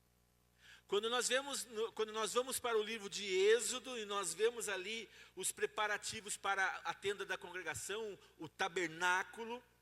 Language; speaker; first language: Portuguese; native; Portuguese